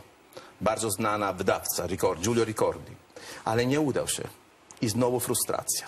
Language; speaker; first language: Polish; non-native, learner; Italian